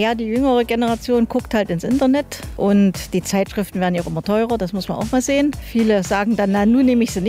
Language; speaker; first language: German; native; German